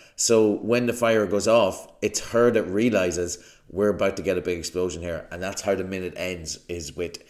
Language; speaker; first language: English; native; English